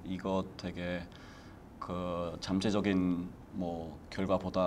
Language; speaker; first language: Korean; non-native, fluent; English